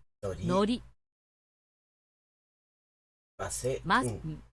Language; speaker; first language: Japanese; non-native, learner; English